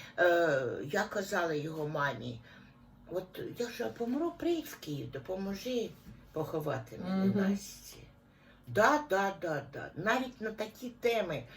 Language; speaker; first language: Ukrainian; non-native, local second language; Russian